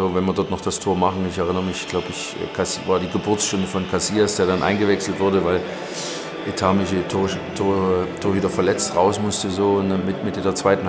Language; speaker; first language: German; native; German